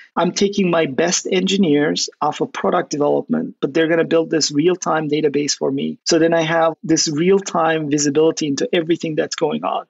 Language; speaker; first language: English; non-native, fluent; Turkish